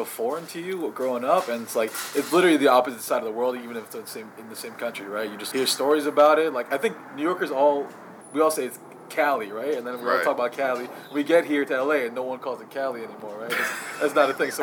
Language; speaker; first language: English; native; English